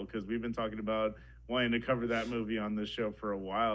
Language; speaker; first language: English; native; English